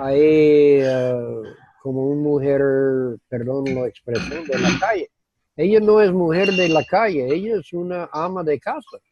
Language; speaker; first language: Spanish; non-native, fluent; English